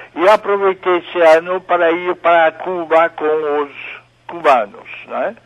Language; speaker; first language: Portuguese; non-native, fluent; French